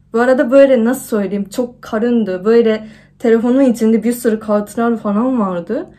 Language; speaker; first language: Turkish; non-native, fluent; Japanese